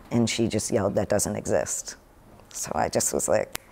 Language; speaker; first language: English; native; English